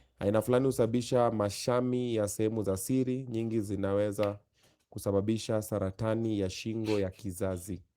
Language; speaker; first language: Swahili; native; Swahili